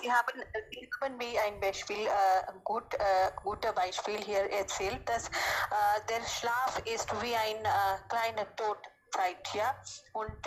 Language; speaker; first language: German; non-native, learner; Hindi